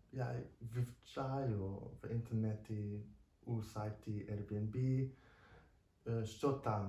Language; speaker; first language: Ukrainian; non-native, learner; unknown